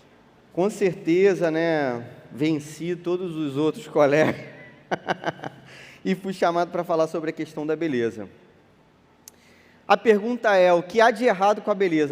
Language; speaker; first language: Portuguese; native; Portuguese